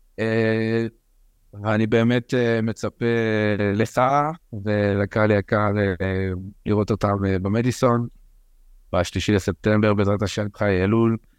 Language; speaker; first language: Hebrew; early bilingual, other home language; French